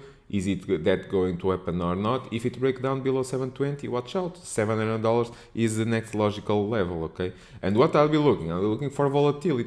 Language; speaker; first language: English; non-native, fluent; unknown